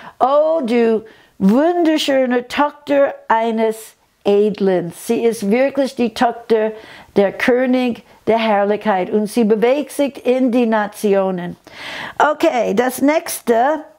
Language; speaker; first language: German; non-native, fluent; English